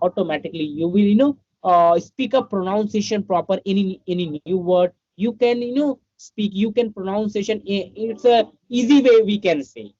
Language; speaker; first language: English; non-native, learner; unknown